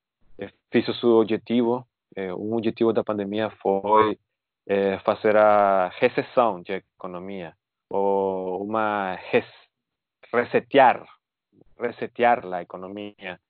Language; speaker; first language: Portuguese; non-native, fluent; Spanish